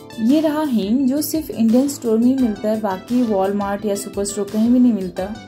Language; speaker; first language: Hindi; native; Hindi